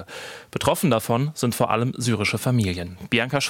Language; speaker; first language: German; native; German